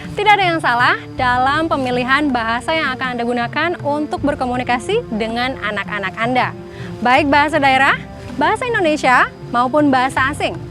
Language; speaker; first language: Indonesian; native; Indonesian